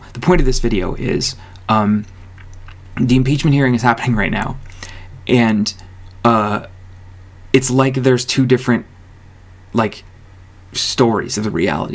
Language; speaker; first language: English; native; English